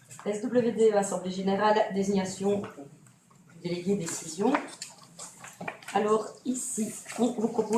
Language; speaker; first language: French; native; French